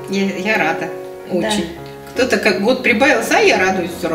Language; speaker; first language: Russian; native; Russian